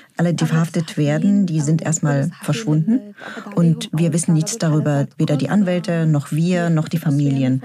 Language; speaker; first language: German; non-native, fluent; Arabic